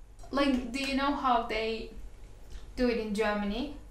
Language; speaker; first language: English; non-native, fluent; Turkish